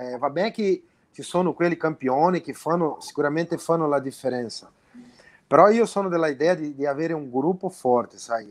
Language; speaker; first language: Italian; non-native, fluent; Portuguese